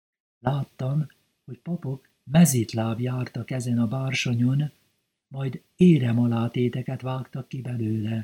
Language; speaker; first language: Hungarian; native; Hungarian